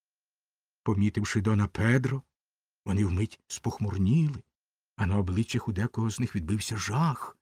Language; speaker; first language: Ukrainian; native; Ukrainian